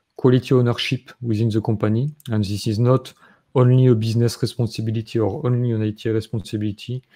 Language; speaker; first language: English; non-native, fluent; French